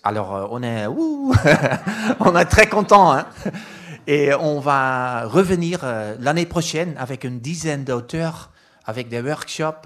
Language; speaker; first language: French; non-native, fluent; Dutch